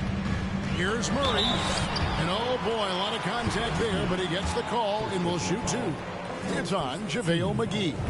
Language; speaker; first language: English; native; English